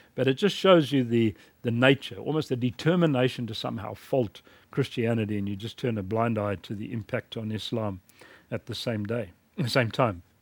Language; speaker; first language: English; native; English